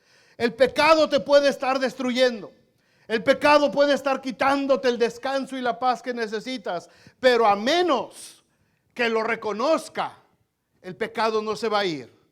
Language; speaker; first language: Spanish; native; Spanish